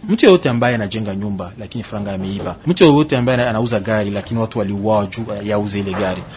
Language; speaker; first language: Swahili; native; Swahili